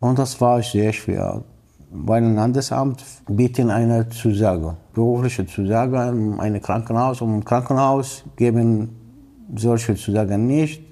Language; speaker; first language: German; non-native, learner; Arabic